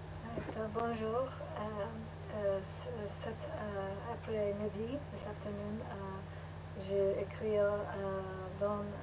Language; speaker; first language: French; non-native, learner; English